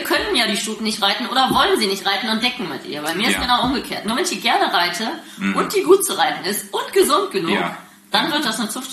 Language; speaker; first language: German; native; German